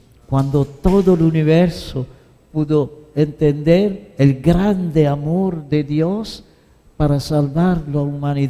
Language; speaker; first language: Spanish; non-native, fluent; Italian